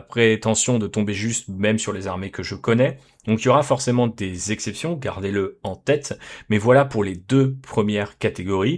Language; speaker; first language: French; native; French